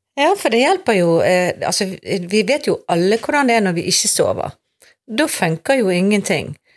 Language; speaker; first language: Norwegian; native; Norwegian